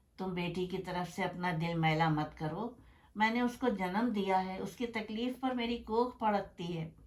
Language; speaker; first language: Urdu; native; Urdu